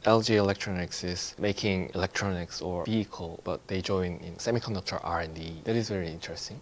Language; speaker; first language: English; non-native, fluent; Korean